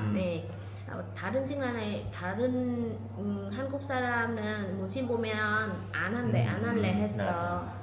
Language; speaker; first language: Korean; non-native, learner; Vietnamese